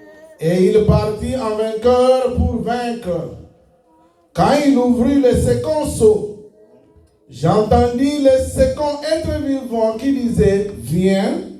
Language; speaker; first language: French; non-native, local second language; Lingala